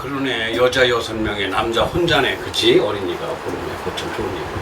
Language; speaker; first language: Korean; native; Korean